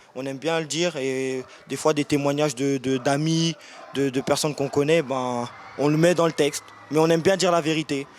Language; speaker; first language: French; native; French